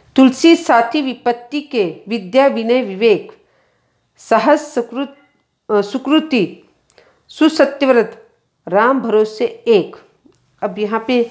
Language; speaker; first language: Hindi; non-native, local second language; Kannada